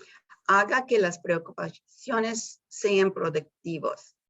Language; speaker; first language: Spanish; early bilingual, heritage; Spanish